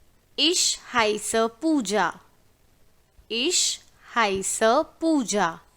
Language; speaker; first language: German; non-native, fluent; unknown